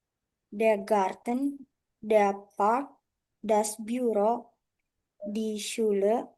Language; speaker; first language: German; non-native, learner; Indonesian